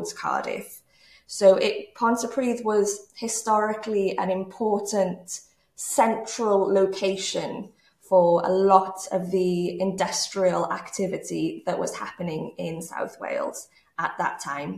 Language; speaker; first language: English; native; English